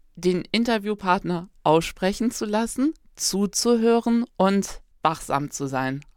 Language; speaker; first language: German; native; German